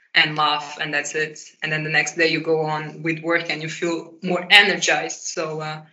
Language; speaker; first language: English; non-native, fluent; Portuguese